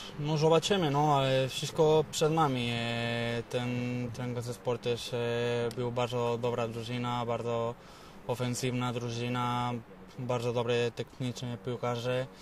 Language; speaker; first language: Polish; non-native, learner; Spanish